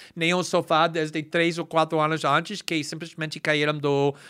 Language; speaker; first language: Portuguese; non-native, fluent; English